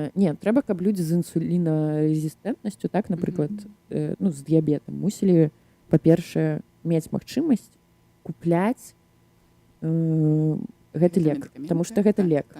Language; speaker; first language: Belarusian; non-native, local second language; Russian